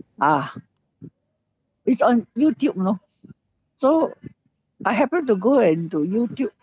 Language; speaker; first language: English; non-native, local second language; Cantonese